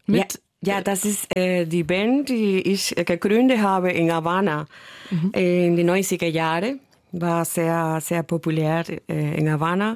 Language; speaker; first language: German; non-native, fluent; Spanish